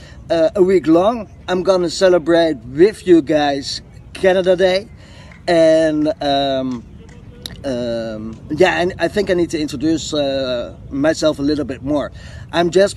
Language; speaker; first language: English; non-native, fluent; Dutch